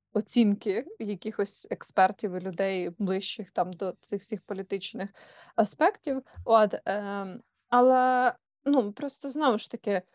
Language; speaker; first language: Ukrainian; non-native, local second language; Russian